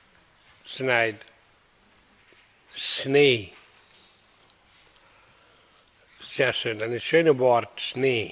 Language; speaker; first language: German; non-native, learner; Hindi